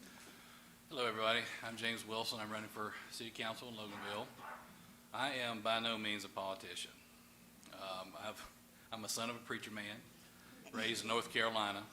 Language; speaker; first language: English; native; English